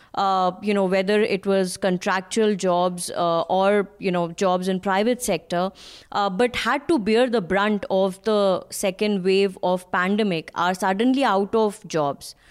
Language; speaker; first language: English; non-native, local second language; Hindi